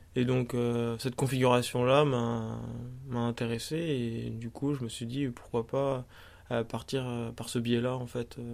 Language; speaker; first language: French; native; French